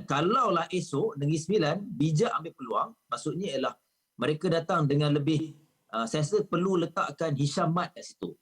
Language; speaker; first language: Malay; native; Malay